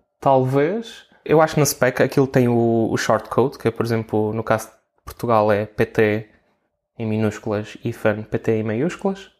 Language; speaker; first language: Portuguese; native; Portuguese